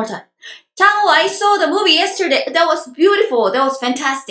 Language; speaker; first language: English; non-native, fluent; Korean